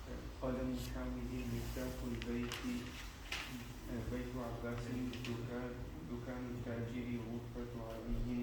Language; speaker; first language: Arabic; non-native, learner; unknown